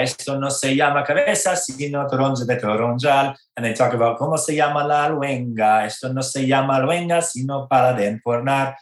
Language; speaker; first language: Spanish; non-native, fluent; English